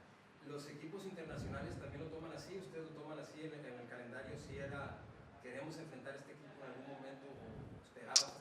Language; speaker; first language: Spanish; native; Spanish